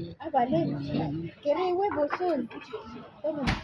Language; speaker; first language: Spanish; non-native, learner; Filipino